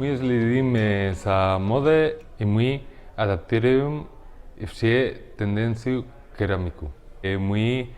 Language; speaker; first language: Russian; non-native, learner; Spanish